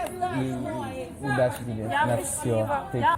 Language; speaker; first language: Russian; non-native, learner; Romanian